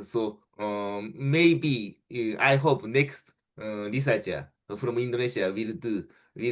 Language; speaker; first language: English; non-native, fluent; Japanese